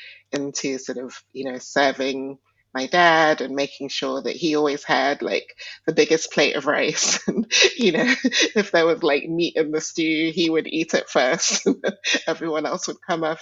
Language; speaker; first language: English; non-native, local second language; Igbo